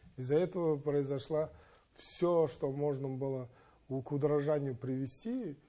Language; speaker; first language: Russian; non-native, local second language; Kazakh